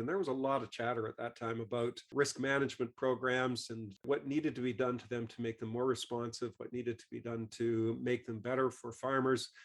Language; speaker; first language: English; native; English